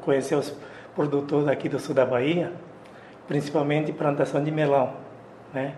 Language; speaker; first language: Portuguese; non-native, fluent; Japanese